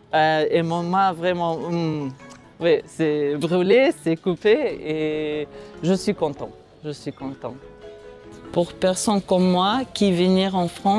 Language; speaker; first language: French; non-native, learner; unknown